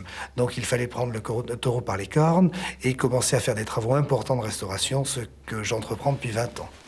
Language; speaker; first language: French; native; French